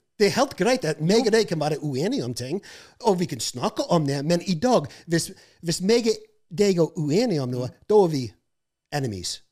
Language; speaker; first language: Norwegian; non-native, fluent; English